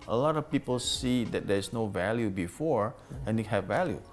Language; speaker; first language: English; non-native, fluent; Indonesian